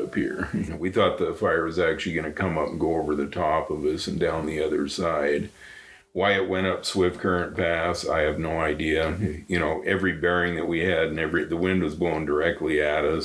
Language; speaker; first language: English; native; English